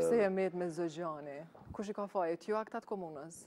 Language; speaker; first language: Albanian; native; Albanian